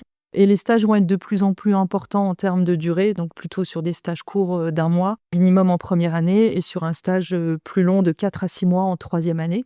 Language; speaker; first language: French; native; French